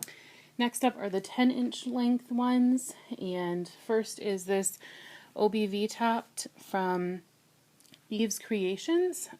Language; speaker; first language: English; native; English